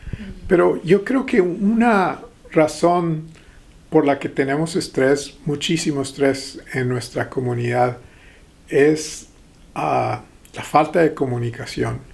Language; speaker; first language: Spanish; early bilingual, heritage; Spanish